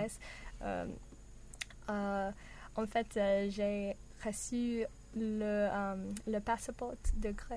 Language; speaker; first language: French; non-native, learner; English